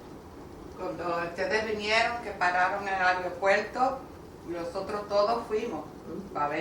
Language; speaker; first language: Spanish; early bilingual, heritage; Spanish